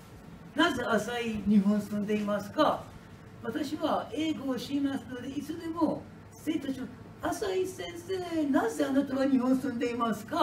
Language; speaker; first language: Japanese; non-native, learner; Persian